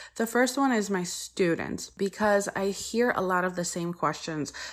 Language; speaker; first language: English; early bilingual, other home language; Polish